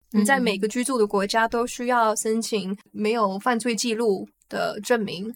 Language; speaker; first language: Chinese; early bilingual, heritage; Chinese